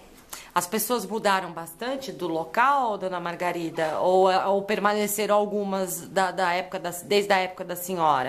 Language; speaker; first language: Portuguese; native; Portuguese